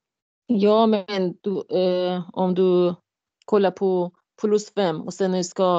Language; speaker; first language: Swedish; non-native, learner; Arabic